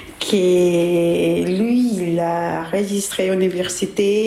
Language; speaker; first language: French; non-native, learner; Albanian